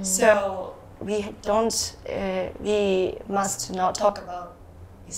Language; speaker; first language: English; non-native, learner; Japanese